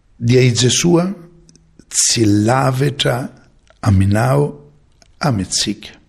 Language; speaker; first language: Malagasy; non-native, fluent; Maltese